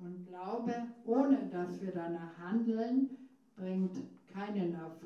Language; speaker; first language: German; non-native, fluent; English